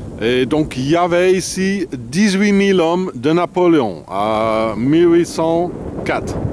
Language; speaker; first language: French; non-native, fluent; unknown